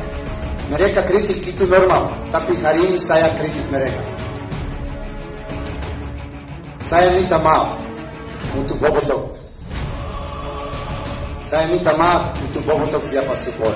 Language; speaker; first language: Indonesian; non-native, learner; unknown